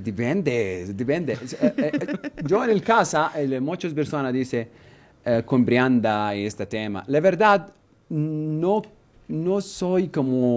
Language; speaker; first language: Spanish; non-native, learner; Arabic